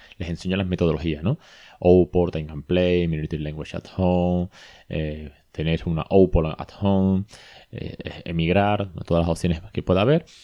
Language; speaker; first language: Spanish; native; Spanish